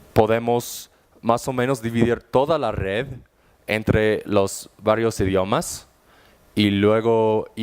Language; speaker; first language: Spanish; non-native, fluent; German